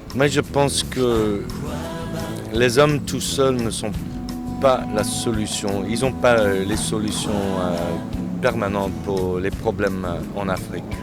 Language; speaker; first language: French; non-native, fluent; English